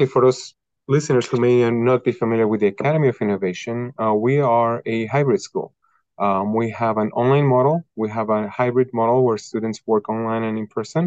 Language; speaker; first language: English; non-native, fluent; Spanish